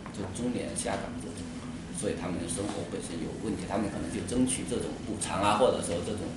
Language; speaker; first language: Chinese; native; Chinese